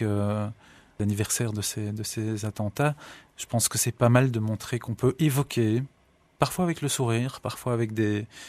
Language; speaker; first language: French; native; French